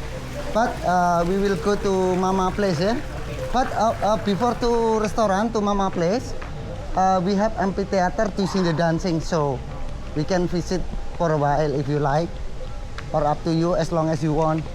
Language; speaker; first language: English; non-native, learner; Indonesian